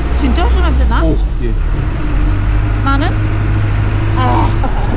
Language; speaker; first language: Korean; non-native, learner; Thai